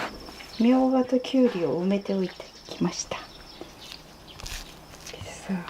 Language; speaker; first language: Japanese; native; Japanese